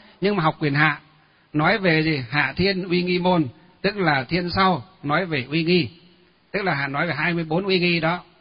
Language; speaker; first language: Vietnamese; non-native, local second language; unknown